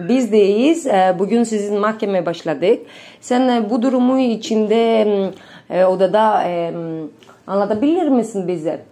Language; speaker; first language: Turkish; non-native, learner; Greek